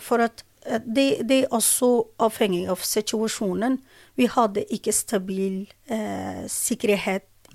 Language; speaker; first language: Norwegian; non-native, learner; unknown